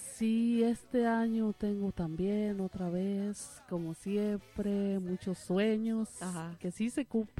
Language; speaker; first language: Spanish; native; Spanish